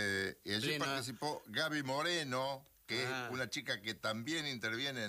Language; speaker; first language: Spanish; native; Spanish